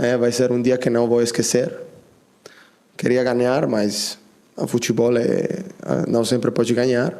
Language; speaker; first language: Portuguese; non-native, fluent; Italian